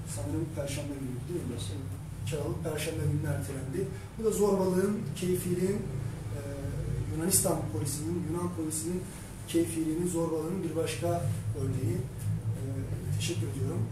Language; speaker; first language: Turkish; native; Turkish